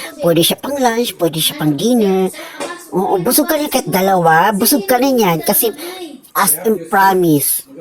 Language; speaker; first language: Filipino; non-native, local second language; Cebuano